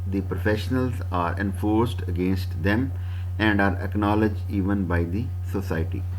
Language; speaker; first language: English; non-native, local second language; Urdu